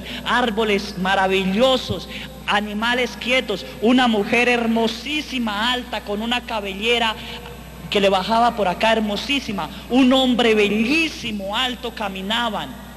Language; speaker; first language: Spanish; native; Spanish